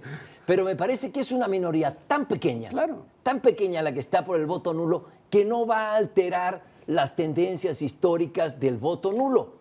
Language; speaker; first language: Spanish; native; Spanish